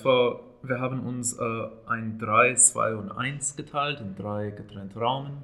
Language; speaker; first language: German; non-native, fluent; English